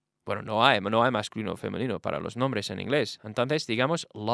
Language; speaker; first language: Spanish; non-native, fluent; English